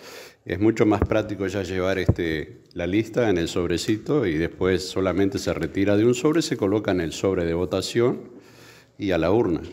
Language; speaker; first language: Spanish; native; Spanish